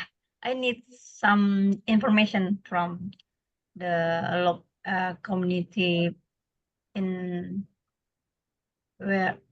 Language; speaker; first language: English; non-native, learner; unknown